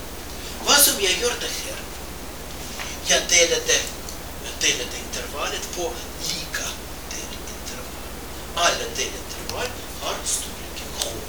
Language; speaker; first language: Swedish; non-native, fluent; Russian